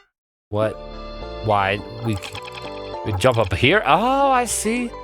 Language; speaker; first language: English; native; English